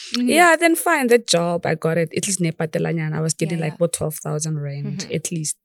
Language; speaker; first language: English; non-native, local second language; Tswana